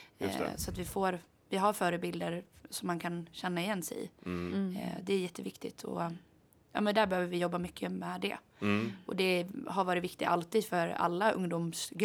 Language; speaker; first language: Swedish; native; Swedish